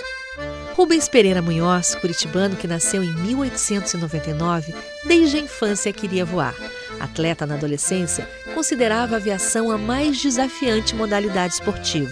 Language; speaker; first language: Portuguese; native; Portuguese